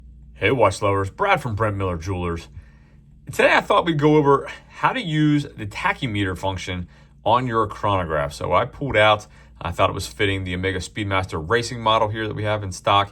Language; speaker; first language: English; native; English